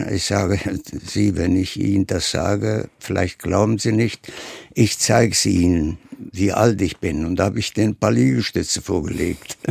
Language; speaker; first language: German; non-native, fluent; Italian